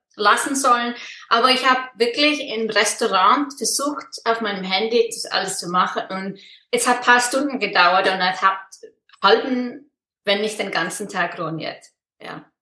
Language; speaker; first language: German; non-native, fluent; Icelandic